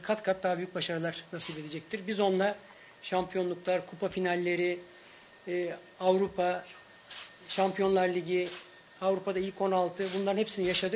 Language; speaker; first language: Turkish; native; Turkish